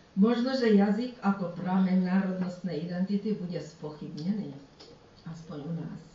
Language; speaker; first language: Slovak; early bilingual, heritage; Slovak